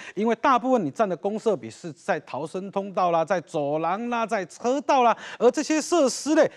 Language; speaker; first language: Chinese; native; Chinese